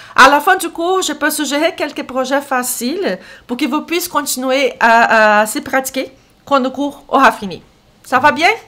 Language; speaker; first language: French; non-native, fluent; Portuguese